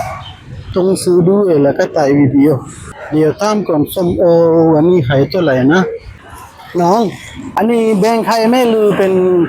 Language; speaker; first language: Thai; native; Thai